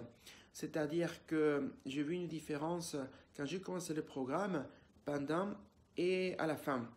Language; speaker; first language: French; non-native, fluent; Spanish